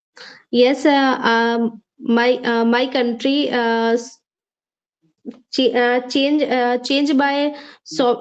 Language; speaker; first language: English; non-native, learner; Hindi